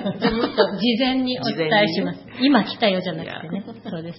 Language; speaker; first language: Japanese; native; Japanese